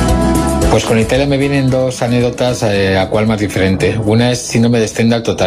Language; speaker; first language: Spanish; native; Spanish